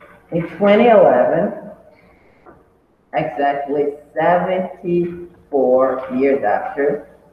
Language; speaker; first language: English; non-native, fluent; Portuguese